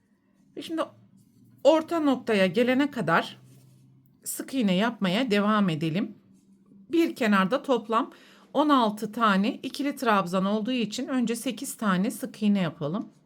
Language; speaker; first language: Turkish; native; Turkish